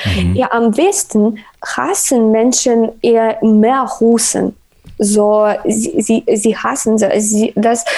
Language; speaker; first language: German; non-native, learner; Ukrainian